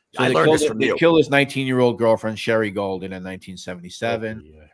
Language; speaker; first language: English; native; English